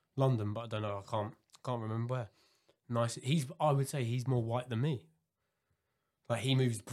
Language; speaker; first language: English; native; English